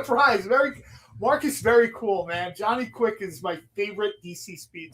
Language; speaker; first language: English; native; English